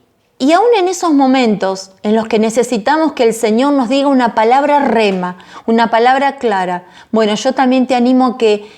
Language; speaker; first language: Spanish; native; Spanish